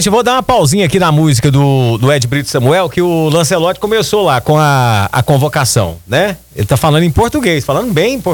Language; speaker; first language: Portuguese; native; Portuguese